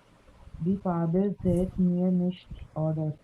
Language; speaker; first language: German; non-native, learner; Hindi